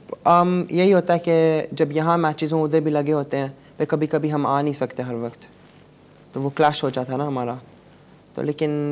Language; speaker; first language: Urdu; native; Urdu